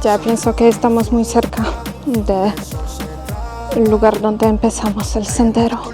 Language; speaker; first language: Spanish; non-native, learner; Polish